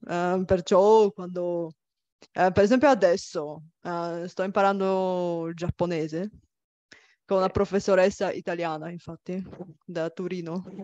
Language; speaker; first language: Italian; non-native, fluent; Bulgarian